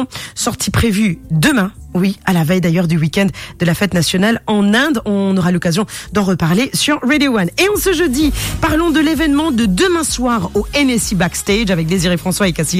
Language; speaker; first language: French; non-native, local second language; Morisyen